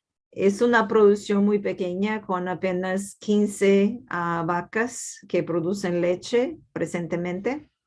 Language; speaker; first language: Spanish; non-native, fluent; Portuguese